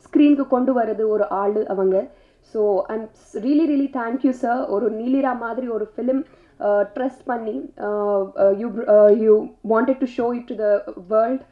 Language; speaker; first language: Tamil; non-native, learner; Telugu